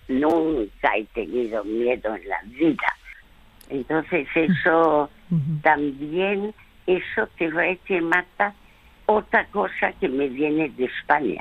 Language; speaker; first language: Spanish; early bilingual, other home language; French